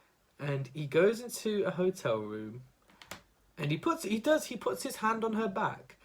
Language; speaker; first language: English; native; English